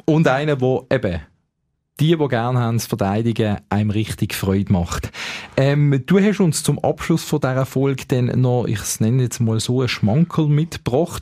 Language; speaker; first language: German; native; German